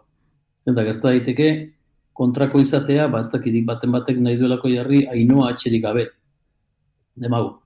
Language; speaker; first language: Basque; native; Basque